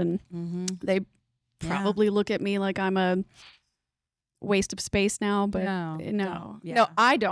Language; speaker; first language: English; native; English